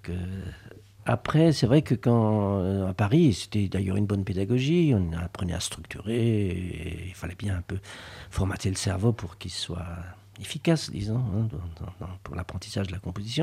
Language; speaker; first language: French; native; French